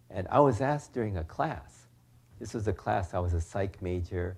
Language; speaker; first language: English; native; English